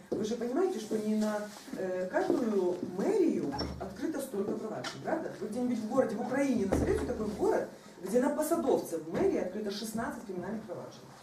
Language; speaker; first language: Russian; non-native, local second language; Ukrainian